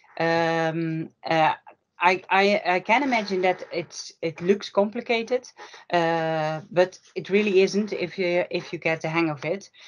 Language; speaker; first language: English; non-native, fluent; Dutch